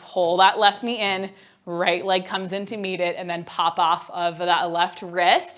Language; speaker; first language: English; native; English